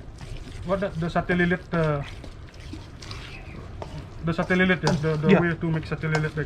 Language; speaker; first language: English; non-native, learner; Indonesian